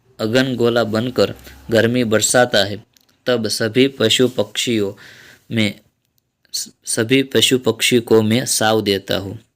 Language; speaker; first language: Hindi; non-native, local second language; Gujarati